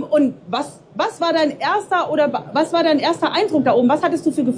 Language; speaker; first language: German; native; German